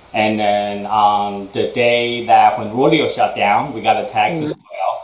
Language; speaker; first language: English; early bilingual, other home language; Chinese